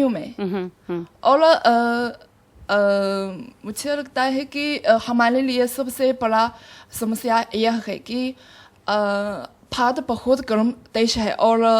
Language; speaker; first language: Hindi; non-native, fluent; Chinese